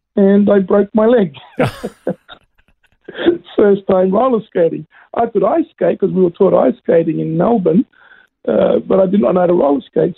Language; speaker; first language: English; native; English